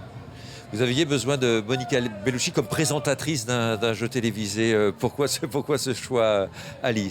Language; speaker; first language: French; native; French